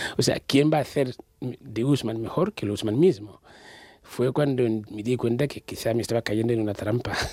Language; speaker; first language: Spanish; non-native, fluent; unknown